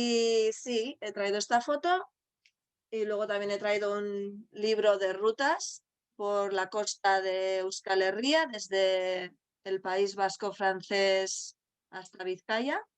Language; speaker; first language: Spanish; non-native, local second language; Basque